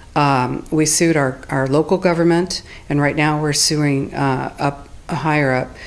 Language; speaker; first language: English; native; English